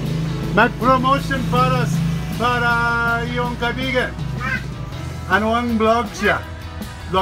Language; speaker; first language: Filipino; non-native, learner; English